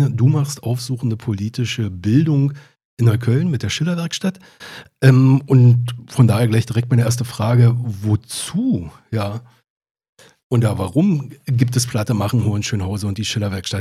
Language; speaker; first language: German; native; German